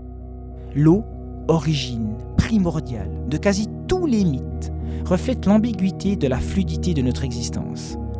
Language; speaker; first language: French; native; French